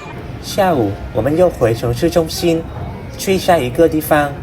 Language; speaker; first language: Chinese; non-native, learner; Vietnamese